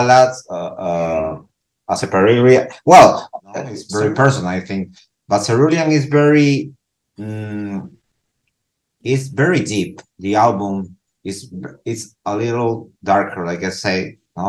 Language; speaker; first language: English; non-native, learner; Spanish